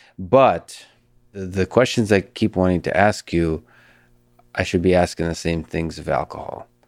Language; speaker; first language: English; early bilingual, other home language; Russian